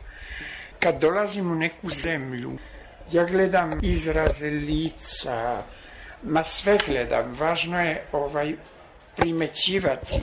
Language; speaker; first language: Serbian; non-native, fluent; French